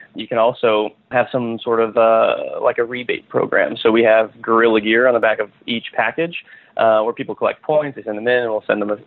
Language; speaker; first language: English; native; English